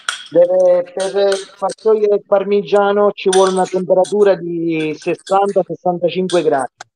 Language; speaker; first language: Italian; native; Italian